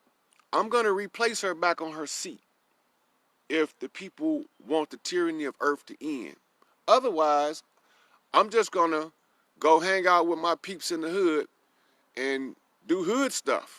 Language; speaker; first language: English; native; English